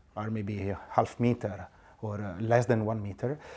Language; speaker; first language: English; non-native, fluent; Italian